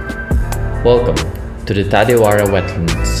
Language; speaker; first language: English; non-native, local second language; Filipino